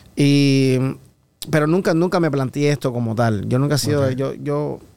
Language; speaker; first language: Spanish; native; Spanish